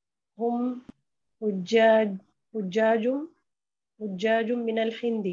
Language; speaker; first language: Arabic; non-native, learner; Urdu